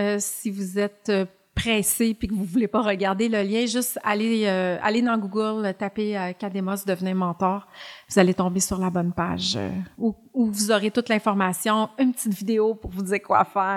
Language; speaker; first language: French; native; French